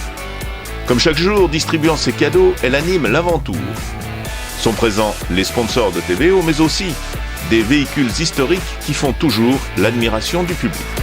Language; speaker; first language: French; native; French